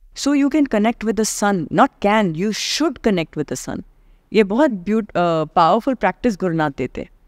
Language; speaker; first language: Hindi; native; Hindi